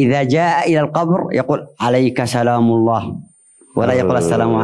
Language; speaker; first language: Arabic; native; Arabic